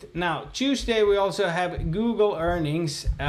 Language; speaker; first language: English; native; English